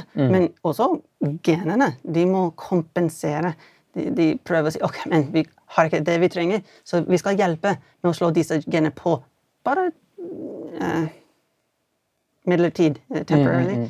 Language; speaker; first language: Swedish; non-native, fluent; English